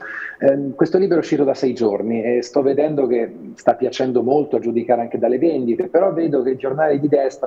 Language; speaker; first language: Italian; native; Italian